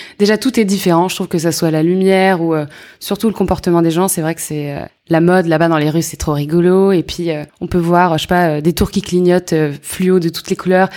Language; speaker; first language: French; native; French